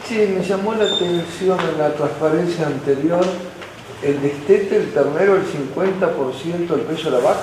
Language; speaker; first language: Spanish; native; Spanish